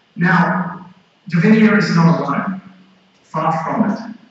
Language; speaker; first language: English; native; English